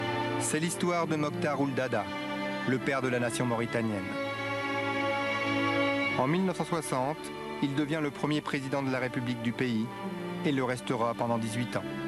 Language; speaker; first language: French; native; French